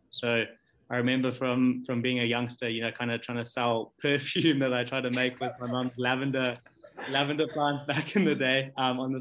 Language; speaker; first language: English; native; English